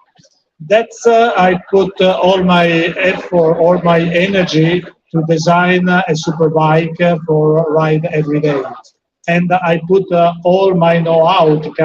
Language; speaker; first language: English; non-native, fluent; Italian